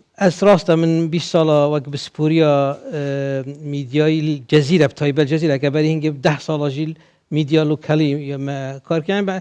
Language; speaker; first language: Kurdish; native; Kurdish